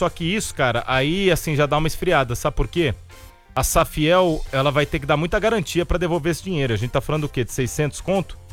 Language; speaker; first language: Portuguese; native; Portuguese